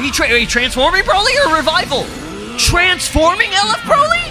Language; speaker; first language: English; native; English